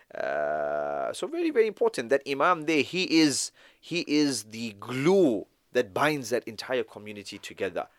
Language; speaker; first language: English; native; English